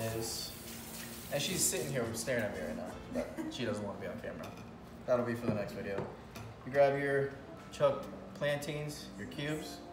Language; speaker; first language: English; early bilingual, other home language; Spanish